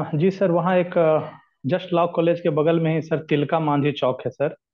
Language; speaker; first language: Hindi; native; Hindi